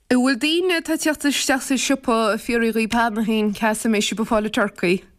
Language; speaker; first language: Irish; native; Irish